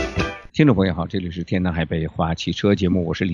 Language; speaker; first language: Chinese; native; Chinese